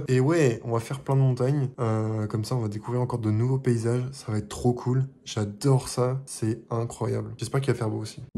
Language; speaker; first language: French; native; French